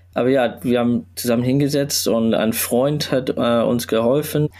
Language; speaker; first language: German; non-native, learner; English